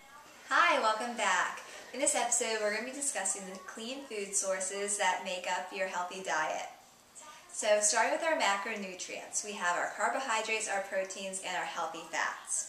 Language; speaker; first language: English; native; English